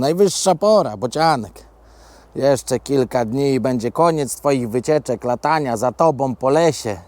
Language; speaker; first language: Polish; native; Polish